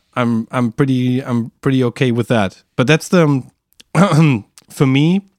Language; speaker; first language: English; non-native, fluent; German